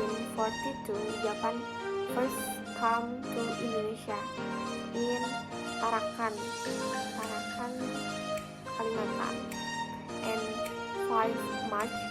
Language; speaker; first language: English; non-native, learner; Indonesian